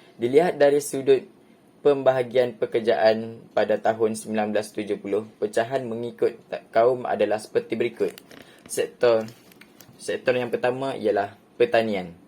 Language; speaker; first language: Malay; native; Malay